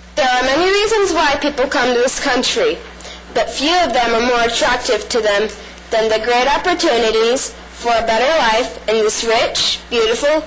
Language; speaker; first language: English; early bilingual, other home language; Spanish